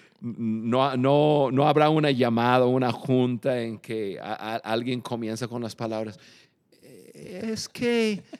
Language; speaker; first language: Spanish; non-native, fluent; English